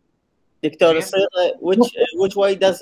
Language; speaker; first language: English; non-native, learner; Arabic